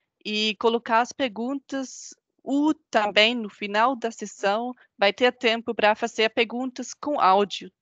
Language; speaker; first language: Portuguese; non-native, fluent; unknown